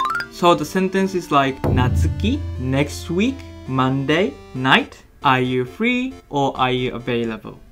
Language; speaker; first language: English; non-native, fluent; Japanese